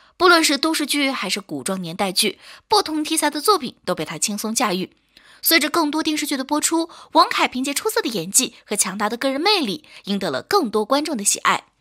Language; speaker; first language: Chinese; native; Chinese